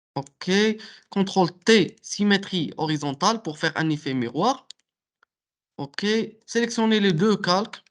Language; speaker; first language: French; non-native, local second language; Arabic